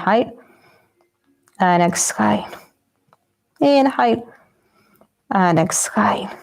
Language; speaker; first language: English; non-native, fluent; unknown